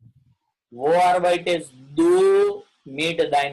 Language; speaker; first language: German; non-native, learner; Gujarati